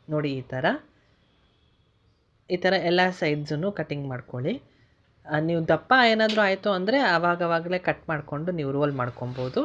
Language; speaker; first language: Kannada; native; Kannada